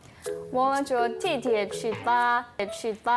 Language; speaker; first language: Chinese; non-native, learner; Korean